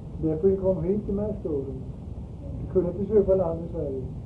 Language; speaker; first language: Swedish; early bilingual, heritage; Swedish